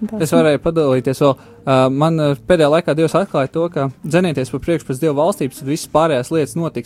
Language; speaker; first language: Latvian; native; Latvian